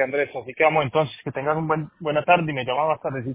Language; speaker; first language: Spanish; native; Spanish